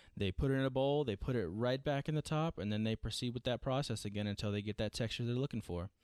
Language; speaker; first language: English; native; English